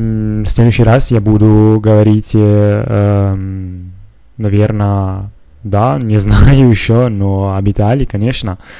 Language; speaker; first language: Russian; non-native, fluent; Italian